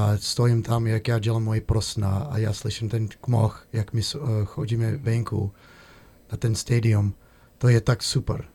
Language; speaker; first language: Czech; early bilingual, heritage; Czech